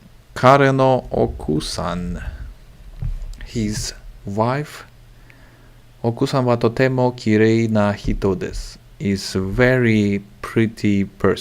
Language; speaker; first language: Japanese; non-native, learner; English